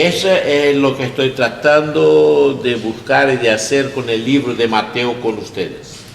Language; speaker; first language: Spanish; non-native, learner; English